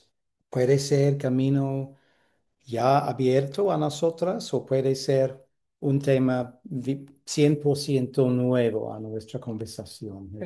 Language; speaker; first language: Spanish; non-native, fluent; English